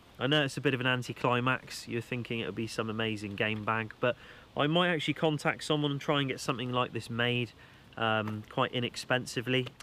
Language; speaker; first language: English; native; English